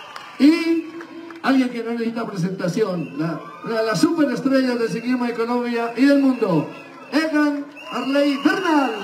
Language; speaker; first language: Spanish; native; Spanish